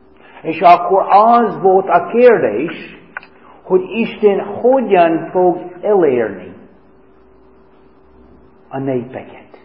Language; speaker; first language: Hungarian; non-native, fluent; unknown